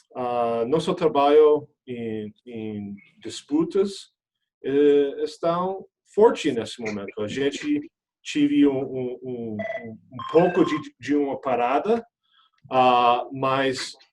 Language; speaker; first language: Portuguese; non-native, fluent; English